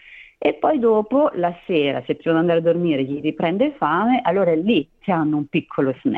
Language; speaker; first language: Italian; native; Italian